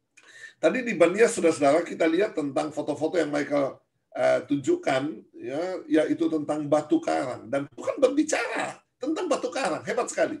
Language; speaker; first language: Indonesian; native; Indonesian